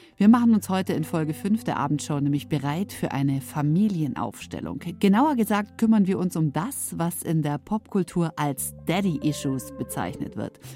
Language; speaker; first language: German; native; German